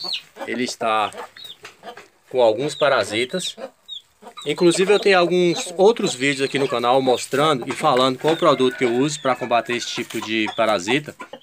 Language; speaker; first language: Portuguese; native; Portuguese